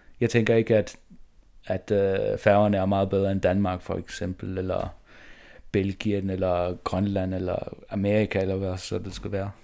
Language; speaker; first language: Danish; non-native, local second language; Faroese